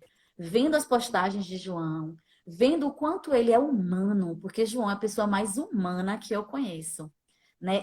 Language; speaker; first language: Portuguese; native; Portuguese